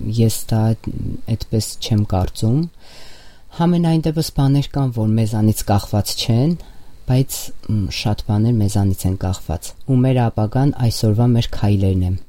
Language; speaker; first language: Armenian; native; Armenian